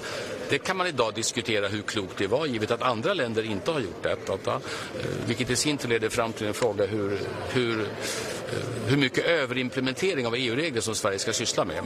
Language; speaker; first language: Swedish; native; Swedish